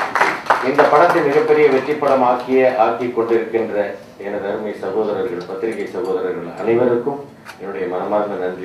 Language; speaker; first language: Tamil; native; Tamil